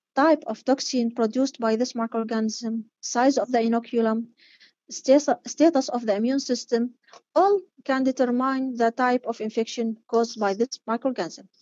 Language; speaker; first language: English; non-native, fluent; Arabic